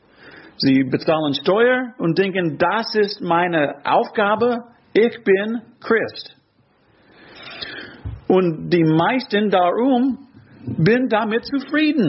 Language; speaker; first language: German; non-native, fluent; English